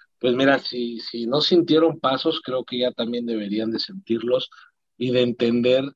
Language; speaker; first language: Spanish; native; Spanish